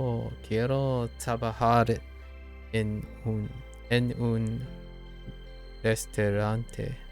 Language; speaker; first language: Spanish; non-native, learner; English